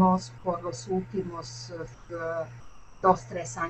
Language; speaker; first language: Spanish; non-native, learner; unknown